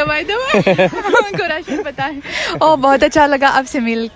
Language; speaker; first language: Hindi; non-native, fluent; Russian